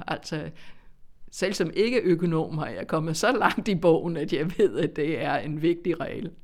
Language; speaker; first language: Danish; non-native, fluent; English